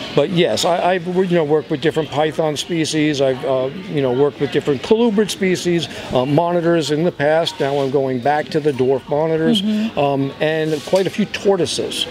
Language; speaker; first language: English; native; English